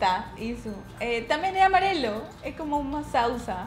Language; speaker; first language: Portuguese; non-native, learner; Spanish